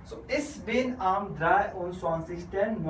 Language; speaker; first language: German; non-native, fluent; Hindi